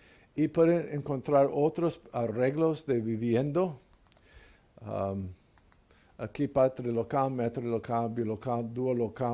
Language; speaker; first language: Spanish; non-native, learner; English